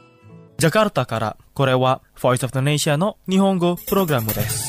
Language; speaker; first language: Japanese; non-native, fluent; Indonesian